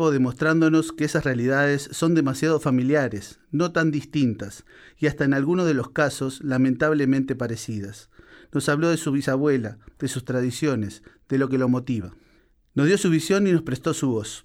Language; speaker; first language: Spanish; native; Spanish